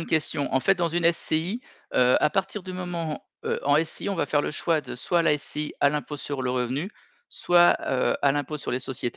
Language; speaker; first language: French; native; French